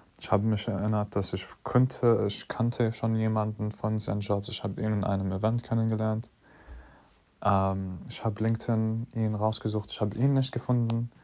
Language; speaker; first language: German; non-native, fluent; English